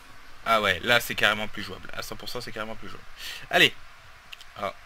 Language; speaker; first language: French; native; French